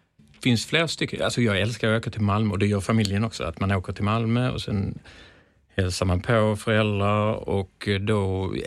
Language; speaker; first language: Swedish; native; Swedish